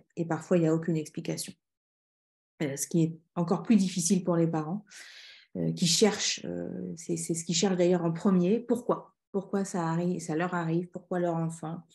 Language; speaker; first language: French; native; French